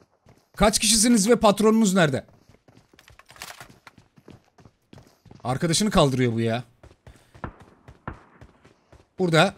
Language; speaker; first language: Turkish; native; Turkish